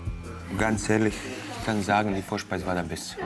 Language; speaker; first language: German; non-native, fluent; Croatian